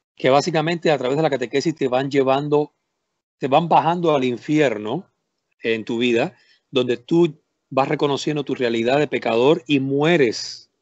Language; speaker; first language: Spanish; native; Spanish